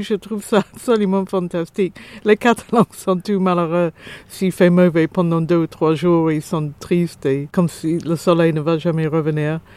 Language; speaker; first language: French; non-native, fluent; English